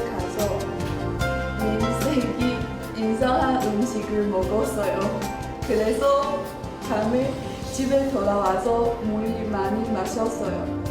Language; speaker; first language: Korean; non-native, learner; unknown